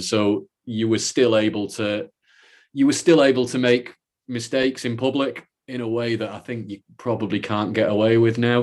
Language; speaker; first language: English; native; English